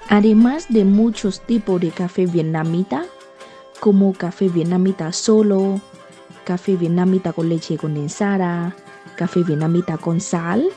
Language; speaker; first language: Spanish; non-native, fluent; Vietnamese